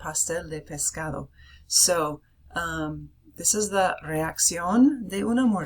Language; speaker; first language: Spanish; non-native, fluent; English